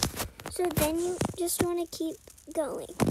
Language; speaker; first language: English; native; English